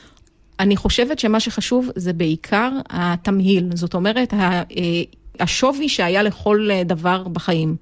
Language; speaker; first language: Hebrew; native; Hebrew